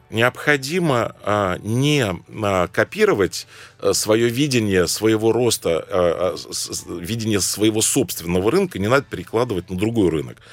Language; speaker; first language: Russian; non-native, fluent; Arabic